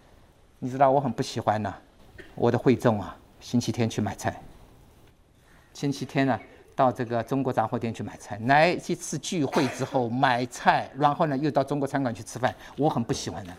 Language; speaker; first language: Chinese; native; Chinese